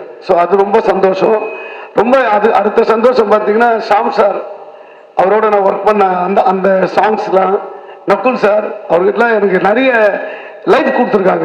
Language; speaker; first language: Tamil; native; Tamil